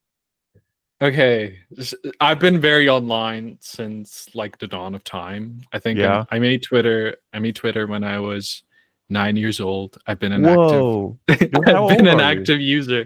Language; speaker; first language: English; non-native, fluent; Croatian